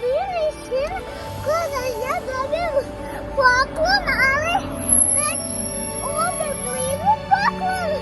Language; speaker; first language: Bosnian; early bilingual, heritage; Serbian